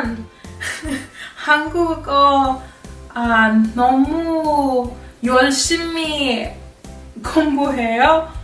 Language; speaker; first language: Korean; non-native, learner; English